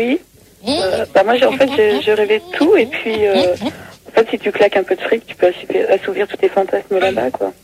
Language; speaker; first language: French; native; French